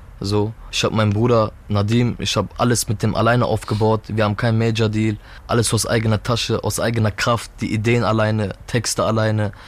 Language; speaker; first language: German; early bilingual, other home language; Turkish